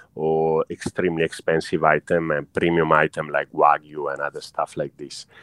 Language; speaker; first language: English; non-native, fluent; Italian